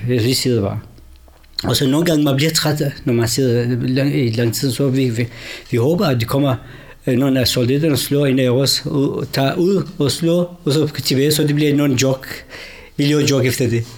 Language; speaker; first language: Danish; non-native, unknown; Kurdish